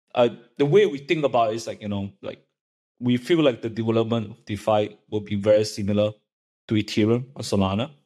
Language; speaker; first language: English; non-native, local second language; Chinese